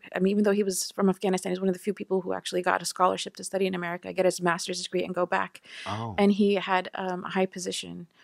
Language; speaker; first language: English; native; English